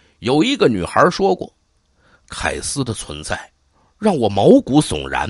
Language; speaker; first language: Chinese; native; Chinese